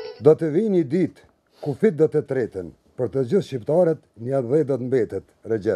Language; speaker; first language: Albanian; native; Albanian